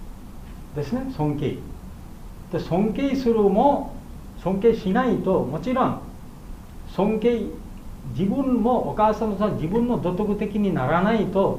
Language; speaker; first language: Japanese; non-native, learner; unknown